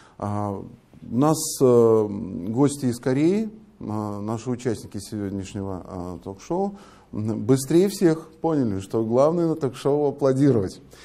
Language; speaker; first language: Russian; native; Russian